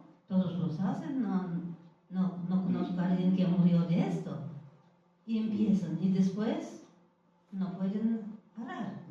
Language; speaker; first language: Spanish; non-native, fluent; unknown